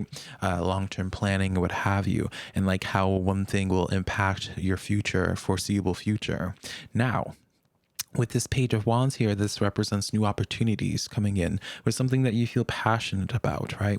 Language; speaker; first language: English; native; English